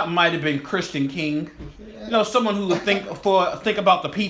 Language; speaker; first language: English; native; English